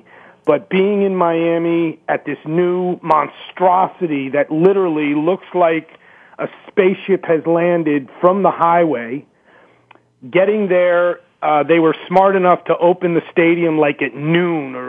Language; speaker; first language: English; native; English